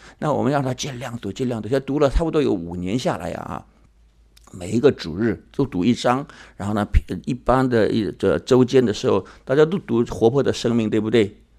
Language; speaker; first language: Chinese; early bilingual, heritage; Chinese